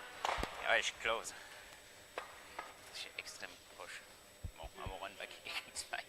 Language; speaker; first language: German; non-native, fluent; French